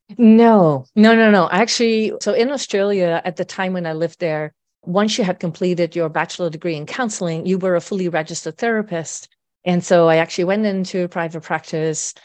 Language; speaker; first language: English; non-native, fluent; Dutch